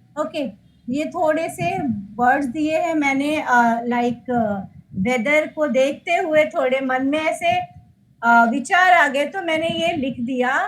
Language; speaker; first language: Hindi; native; Hindi